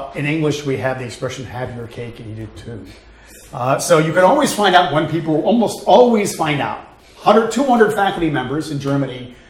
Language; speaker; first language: English; native; English